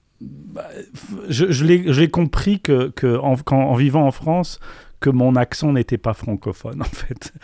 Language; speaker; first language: French; non-native, local second language; Polish